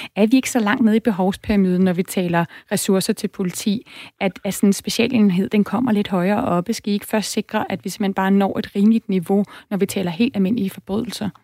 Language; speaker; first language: Danish; native; Danish